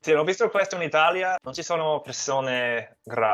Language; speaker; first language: Italian; non-native, fluent; English